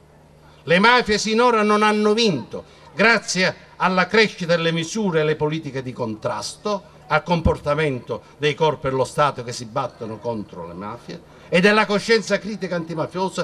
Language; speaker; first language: Italian; native; Italian